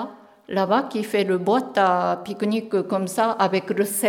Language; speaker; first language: French; non-native, learner; Japanese